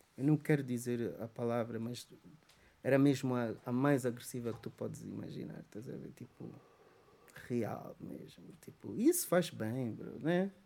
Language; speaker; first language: Portuguese; native; Portuguese